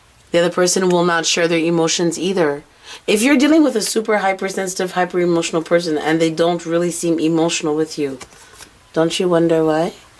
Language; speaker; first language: English; native; English